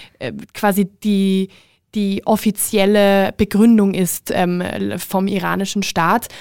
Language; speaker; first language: German; native; German